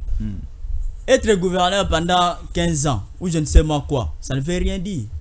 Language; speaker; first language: French; non-native, local second language; Lingala